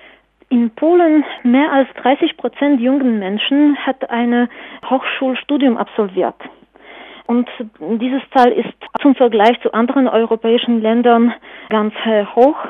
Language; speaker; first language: German; non-native, fluent; Polish